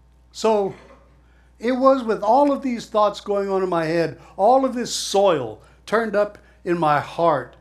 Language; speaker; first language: English; native; English